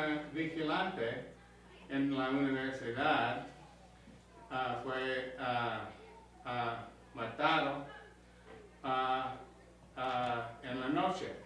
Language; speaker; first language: Spanish; non-native, learner; English